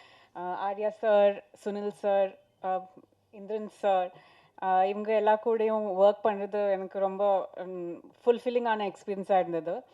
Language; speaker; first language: Tamil; non-native, learner; Malayalam